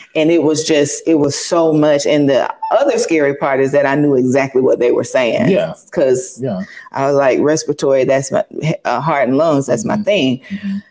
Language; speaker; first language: English; native; English